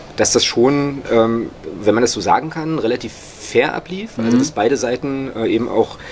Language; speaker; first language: German; native; German